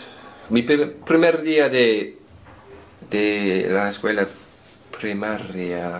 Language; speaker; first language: Spanish; non-native, learner; English